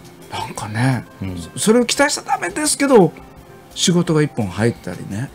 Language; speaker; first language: Japanese; native; Japanese